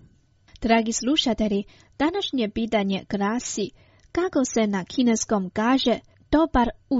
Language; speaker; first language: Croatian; non-native, fluent; Chinese